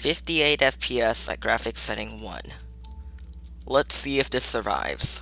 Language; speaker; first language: English; native; English